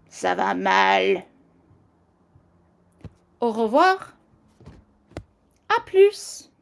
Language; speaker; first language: French; non-native, fluent; English